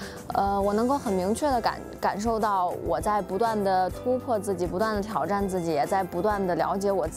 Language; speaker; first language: Chinese; native; Chinese